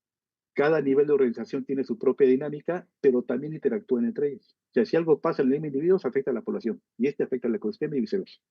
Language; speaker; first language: Spanish; native; Spanish